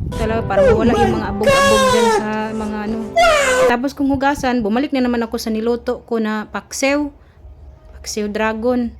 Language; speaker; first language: Filipino; non-native, local second language; Cebuano